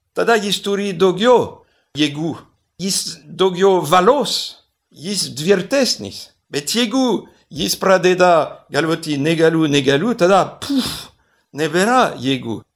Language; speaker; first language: Lithuanian; non-native, fluent; French